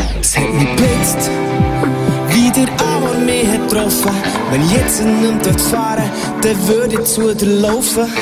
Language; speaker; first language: German; native; German